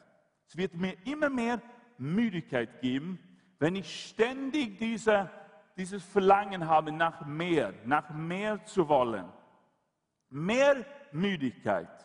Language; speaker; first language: German; non-native, fluent; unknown